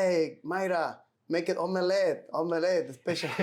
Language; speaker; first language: English; non-native, learner; Spanish